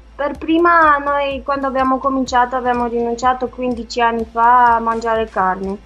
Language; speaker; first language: Italian; non-native, fluent; Romanian